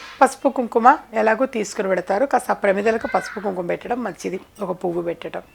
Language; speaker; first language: Telugu; native; Telugu